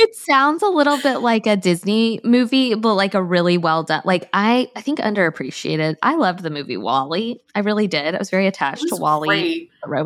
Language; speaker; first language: English; native; English